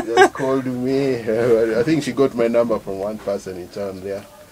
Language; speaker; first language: English; non-native, local second language; Acoli